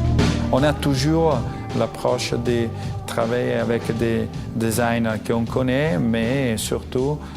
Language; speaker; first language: French; non-native, fluent; Italian